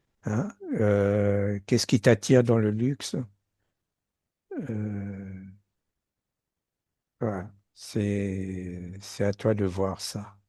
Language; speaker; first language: French; native; French